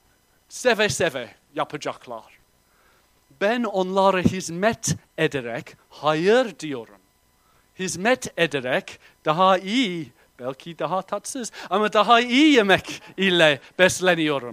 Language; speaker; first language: Turkish; non-native, fluent; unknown